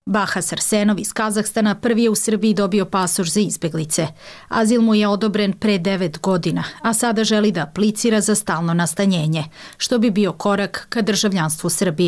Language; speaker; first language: Serbian; native; Serbian